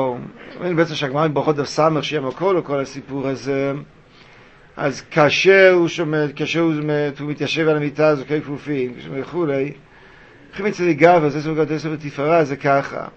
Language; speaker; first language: Hebrew; native; Hebrew